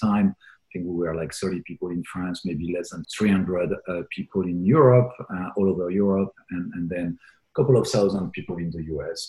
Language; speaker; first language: English; non-native, fluent; French